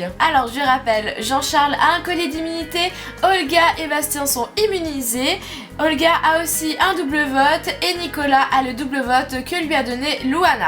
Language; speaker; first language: French; native; French